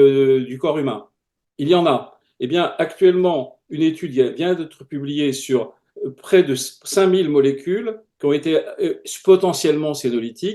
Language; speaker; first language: French; native; French